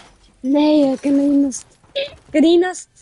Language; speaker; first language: Icelandic; early bilingual, heritage; Icelandic